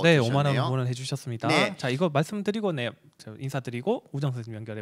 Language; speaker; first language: Korean; native; Korean